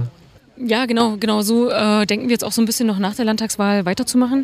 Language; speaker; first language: German; native; German